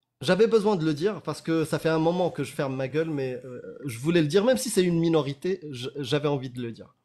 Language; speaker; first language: French; non-native, local second language; Arabic